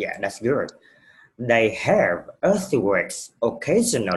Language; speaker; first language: English; non-native, fluent; Vietnamese